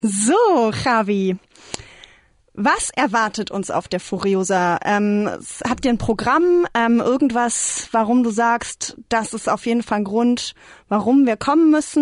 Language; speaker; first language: German; native; German